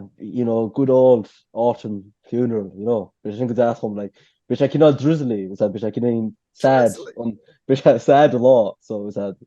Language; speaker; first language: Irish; native; Irish